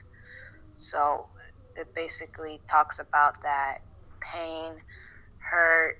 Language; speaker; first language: English; non-native, fluent; Spanish